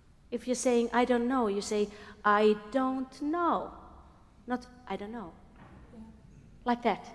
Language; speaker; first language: English; non-native, fluent; Finnish